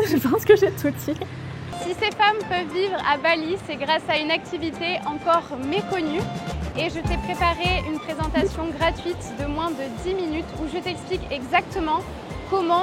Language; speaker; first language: French; native; French